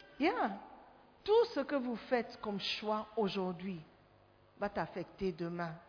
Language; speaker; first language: French; non-native, fluent; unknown